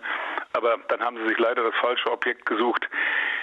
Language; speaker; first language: German; native; German